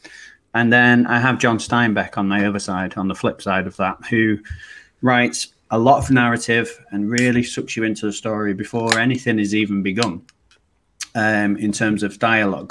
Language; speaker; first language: English; native; English